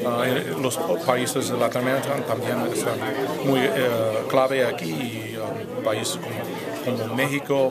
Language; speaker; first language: Spanish; non-native, fluent; English